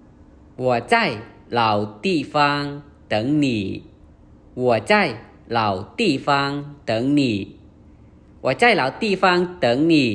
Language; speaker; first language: Chinese; non-native, learner; Khmer